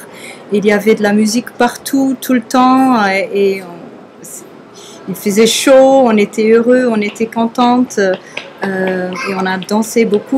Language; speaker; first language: French; non-native, fluent; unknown